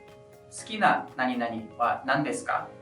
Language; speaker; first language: Japanese; non-native, fluent; English